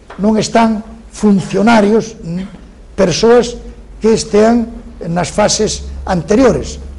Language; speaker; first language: Galician; non-native, local second language; Spanish